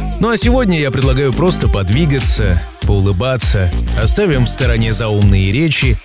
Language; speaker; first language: Russian; native; Russian